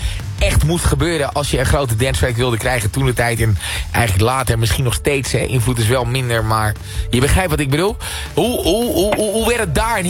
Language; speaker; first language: Dutch; native; Dutch